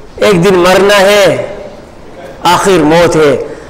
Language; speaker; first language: English; native; English